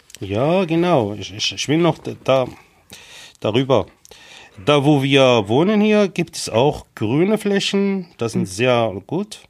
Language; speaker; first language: German; non-native, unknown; Arabic